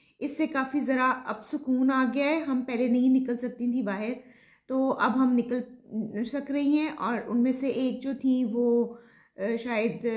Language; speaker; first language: Urdu; native; Urdu